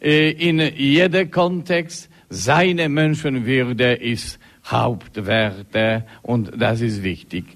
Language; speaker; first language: German; non-native, learner; Polish